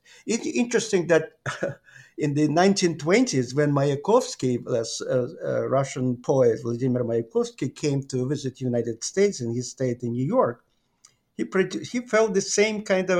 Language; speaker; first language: English; non-native, fluent; Ukrainian